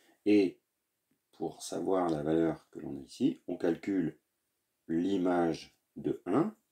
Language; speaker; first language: French; native; French